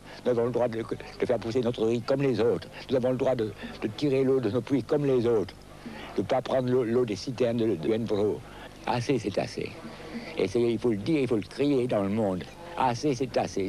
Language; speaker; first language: French; native; French